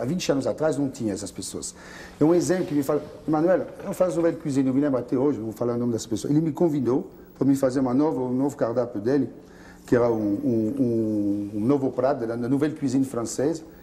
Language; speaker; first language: Portuguese; non-native, fluent; French